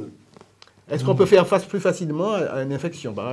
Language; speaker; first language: French; native; French